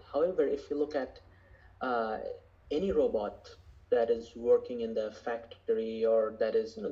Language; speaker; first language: English; non-native, local second language; Bangla